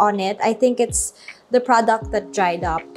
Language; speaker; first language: English; non-native, local second language; Filipino